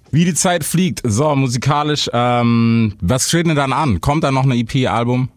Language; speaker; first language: German; native; German